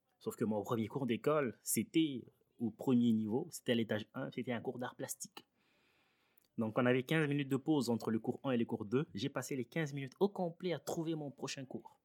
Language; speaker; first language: French; early bilingual, other home language; Swahili